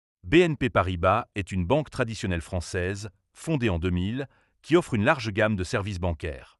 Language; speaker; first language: French; native; French